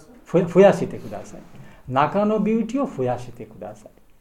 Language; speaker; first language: Japanese; non-native, learner; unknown